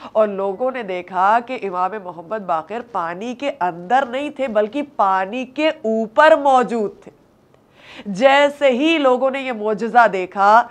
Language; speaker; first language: Hindi; native; Hindi